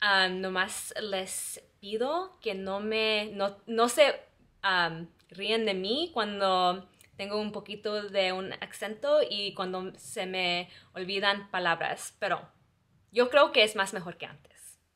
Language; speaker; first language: Spanish; early bilingual, heritage; Spanish